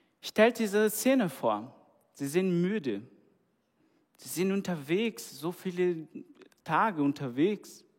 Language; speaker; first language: German; non-native, fluent; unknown